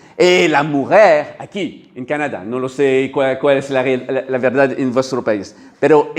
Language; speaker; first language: Spanish; non-native, learner; French